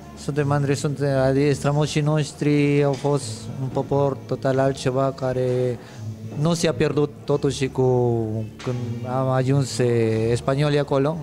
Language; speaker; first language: Romanian; non-native, fluent; Spanish